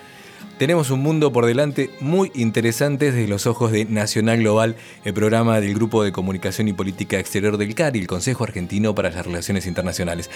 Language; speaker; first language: Spanish; native; Spanish